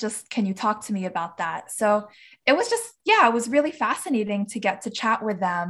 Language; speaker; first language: English; native; English